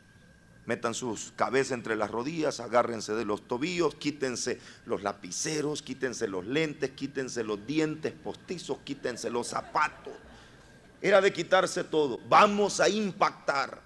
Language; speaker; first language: Spanish; native; Spanish